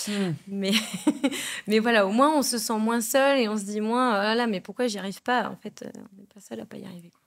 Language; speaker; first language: French; native; French